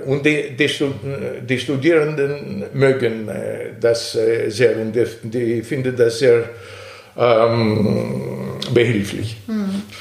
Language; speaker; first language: German; non-native, fluent; Greek